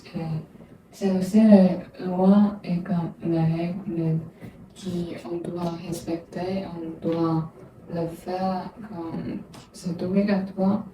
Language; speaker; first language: French; non-native, learner; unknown